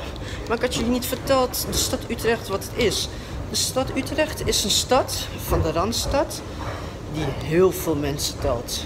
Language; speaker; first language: Dutch; native; Dutch